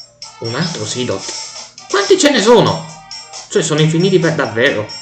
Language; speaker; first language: Italian; native; Italian